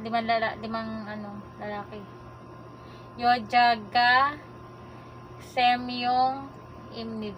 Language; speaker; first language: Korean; non-native, learner; Filipino